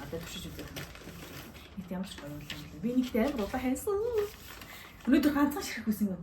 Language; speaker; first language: Mongolian; native; Mongolian